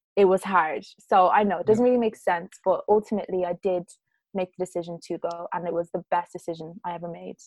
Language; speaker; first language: English; native; English